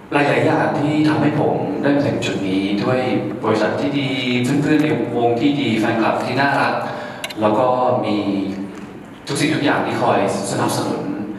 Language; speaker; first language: Thai; early bilingual, heritage; Thai